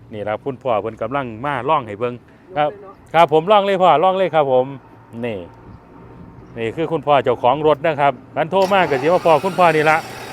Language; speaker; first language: Thai; native; Thai